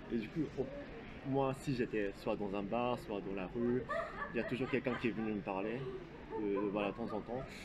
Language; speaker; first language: French; non-native, fluent; Japanese